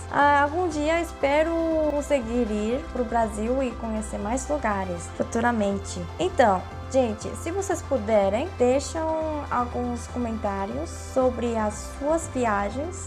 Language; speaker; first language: Portuguese; non-native, fluent; Korean